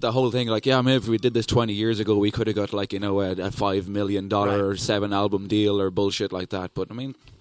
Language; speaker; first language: English; native; English